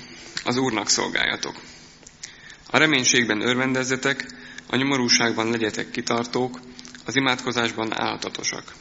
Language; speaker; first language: Hungarian; native; Hungarian